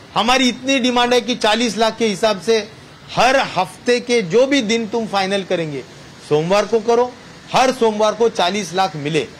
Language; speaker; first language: Hindi; non-native, local second language; Marathi